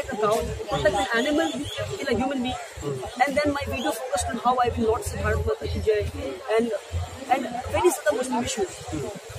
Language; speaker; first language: English; non-native, local second language; Urdu